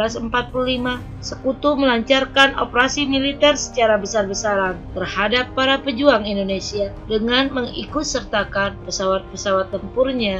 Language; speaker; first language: Indonesian; native; Indonesian